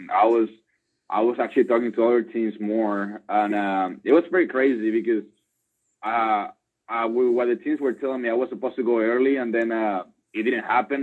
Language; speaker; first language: English; non-native, fluent; Spanish